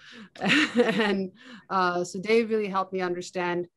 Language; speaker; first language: English; non-native, fluent; Turkish